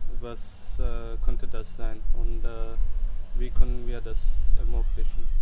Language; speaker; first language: German; non-native, learner; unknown